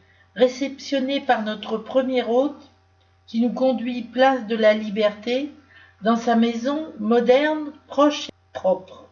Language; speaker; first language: French; native; French